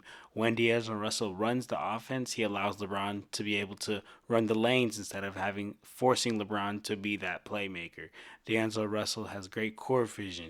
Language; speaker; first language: English; native; English